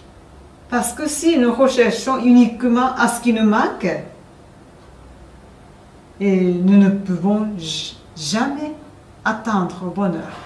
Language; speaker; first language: French; non-native, fluent; Japanese